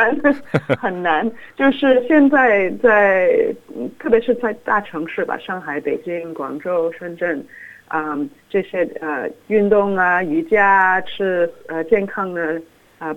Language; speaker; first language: Chinese; non-native, fluent; English